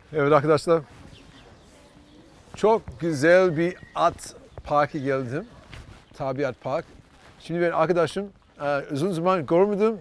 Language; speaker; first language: Turkish; non-native, learner; English